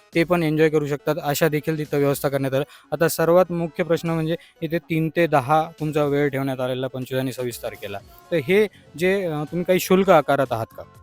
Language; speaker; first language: Marathi; native; Marathi